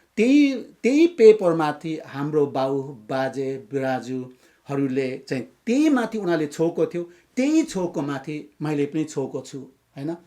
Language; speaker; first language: Nepali; non-native, local second language; Limbu